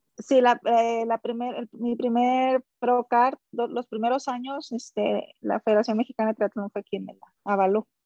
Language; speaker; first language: Spanish; native; Spanish